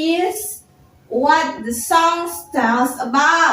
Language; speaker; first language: English; non-native, learner; Indonesian